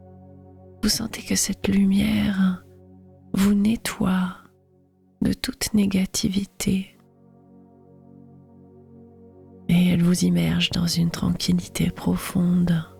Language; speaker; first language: French; native; French